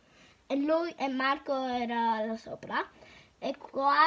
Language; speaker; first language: Italian; early bilingual, heritage; Italian